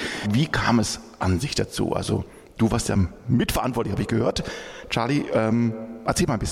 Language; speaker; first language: German; native; German